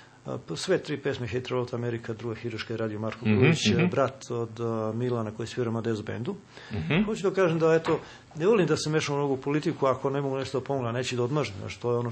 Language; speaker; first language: Serbian; native; Serbian